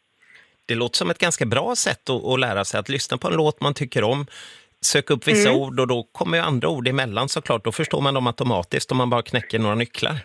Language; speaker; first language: Swedish; native; Swedish